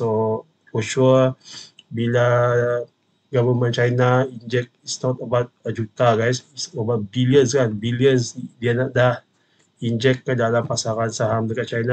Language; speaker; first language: English; non-native, local second language; Malay